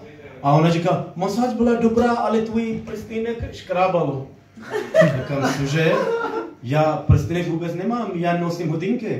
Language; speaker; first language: Czech; non-native, learner; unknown